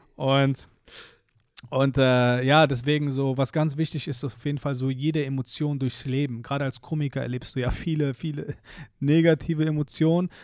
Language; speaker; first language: German; early bilingual, other home language; Polish